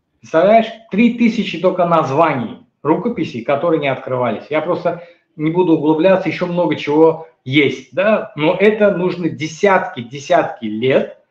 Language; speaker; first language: Russian; non-native, local second language; Azerbaijani